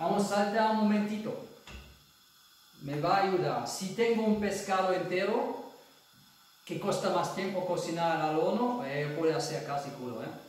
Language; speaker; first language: Spanish; non-native, fluent; German